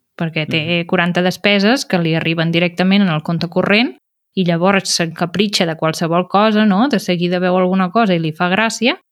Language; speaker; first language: Catalan; native; Catalan